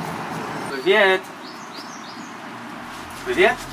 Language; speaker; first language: Russian; non-native, learner; English